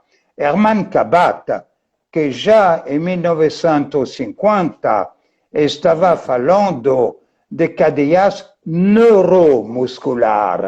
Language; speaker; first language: Portuguese; non-native, fluent; French